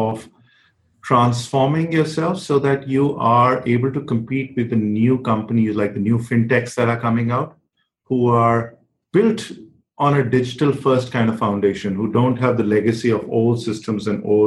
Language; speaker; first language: English; non-native, local second language; Hindi